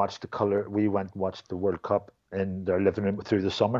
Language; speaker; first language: English; native; English